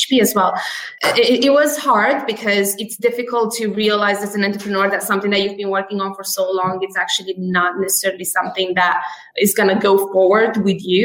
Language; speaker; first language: English; native; English